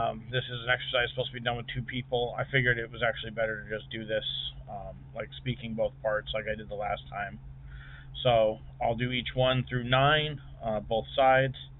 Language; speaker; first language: English; native; English